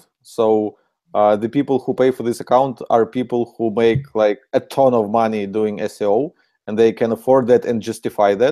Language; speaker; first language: English; non-native, fluent; Ukrainian